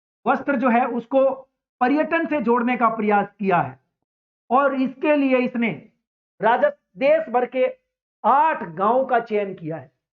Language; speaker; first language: Hindi; native; Hindi